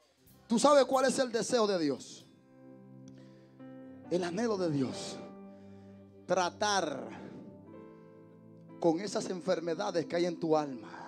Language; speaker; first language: Spanish; native; Spanish